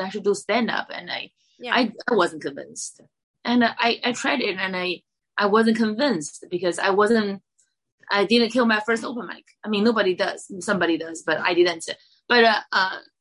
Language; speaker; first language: English; non-native, fluent; Chinese